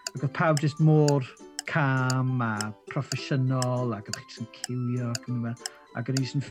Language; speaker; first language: Welsh; native; Welsh